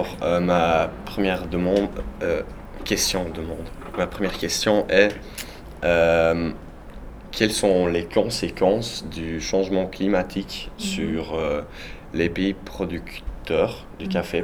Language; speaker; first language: French; non-native, learner; Italian